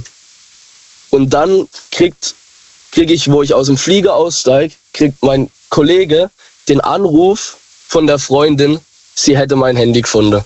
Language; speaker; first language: German; native; German